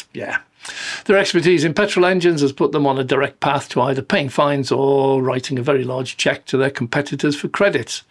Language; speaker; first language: English; native; English